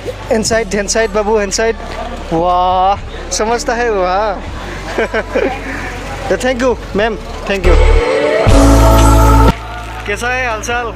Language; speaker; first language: Hindi; non-native, local second language; Assamese